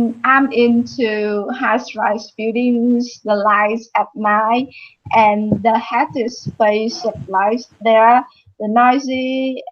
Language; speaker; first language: English; non-native, fluent; Vietnamese